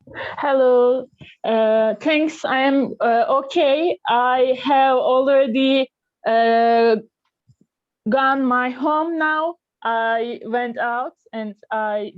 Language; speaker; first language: English; non-native, learner; Turkish